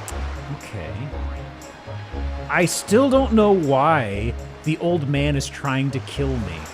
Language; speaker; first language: English; native; English